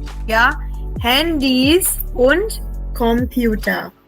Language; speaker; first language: German; non-native, fluent; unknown